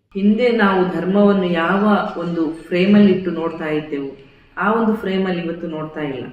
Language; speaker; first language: Kannada; non-native, local second language; Badaga